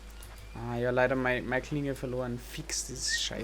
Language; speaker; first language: German; native; German